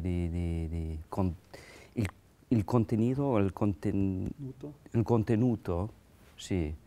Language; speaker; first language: Italian; non-native, learner; English